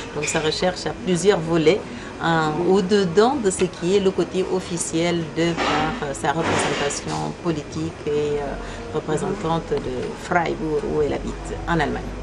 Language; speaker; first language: French; early bilingual, other home language; Kabuverdianu